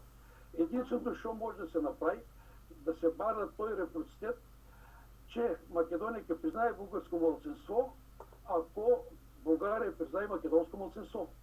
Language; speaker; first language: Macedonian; early bilingual, heritage; Macedonian